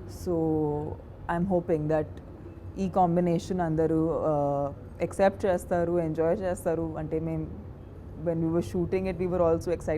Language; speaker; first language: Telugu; non-native, local second language; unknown